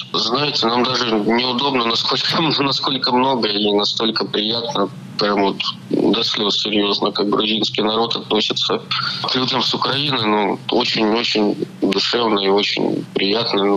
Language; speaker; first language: Russian; native; Russian